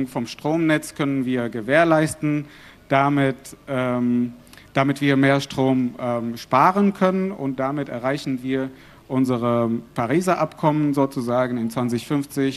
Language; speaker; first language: German; non-native, fluent; Arabic